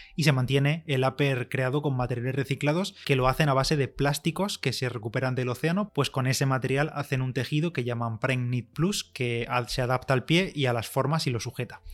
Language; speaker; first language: Spanish; native; Spanish